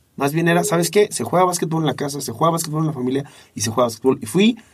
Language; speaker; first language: Spanish; native; Spanish